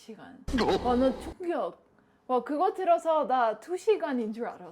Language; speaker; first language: Korean; non-native, learner; Dutch